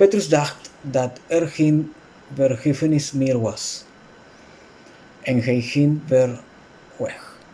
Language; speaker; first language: Dutch; non-native, fluent; Spanish